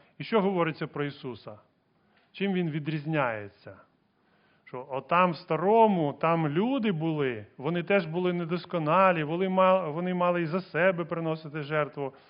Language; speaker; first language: Ukrainian; non-native, local second language; Russian